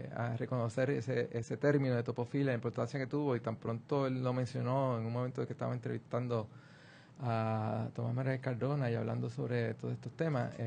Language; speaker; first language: Spanish; native; Spanish